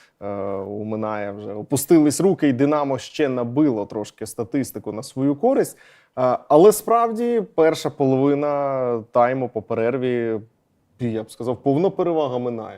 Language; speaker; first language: Ukrainian; native; Ukrainian